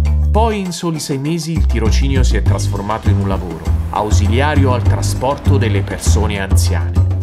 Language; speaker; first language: Italian; non-native, fluent; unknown